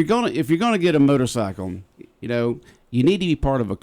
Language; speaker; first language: English; native; English